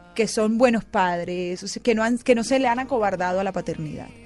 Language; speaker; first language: Spanish; native; Spanish